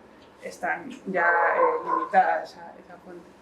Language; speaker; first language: Spanish; native; Spanish